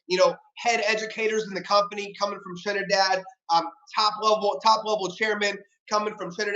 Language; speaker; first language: English; native; English